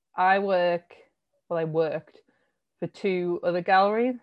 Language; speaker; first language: English; native; English